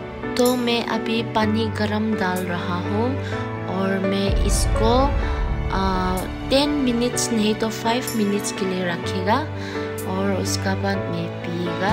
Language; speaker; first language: Hindi; non-native, local second language; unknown